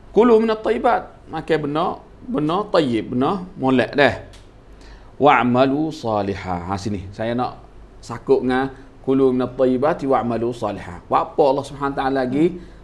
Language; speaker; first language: Malay; native; Malay